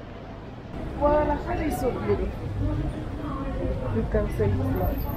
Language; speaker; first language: English; non-native, learner; Spanish